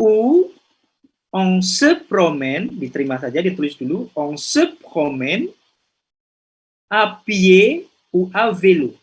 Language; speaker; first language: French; non-native, fluent; Indonesian